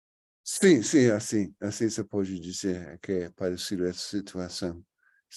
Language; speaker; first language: Portuguese; non-native, fluent; English